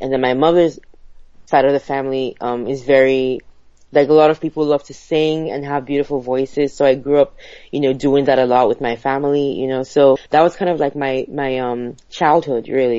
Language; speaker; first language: English; non-native, local second language; Igbo